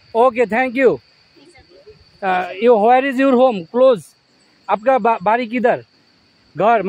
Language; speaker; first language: Hindi; non-native, learner; Bangla